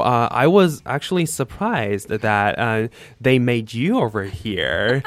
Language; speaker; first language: English; non-native, fluent; Chinese